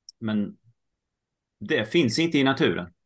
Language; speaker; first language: Swedish; early bilingual, heritage; Swedish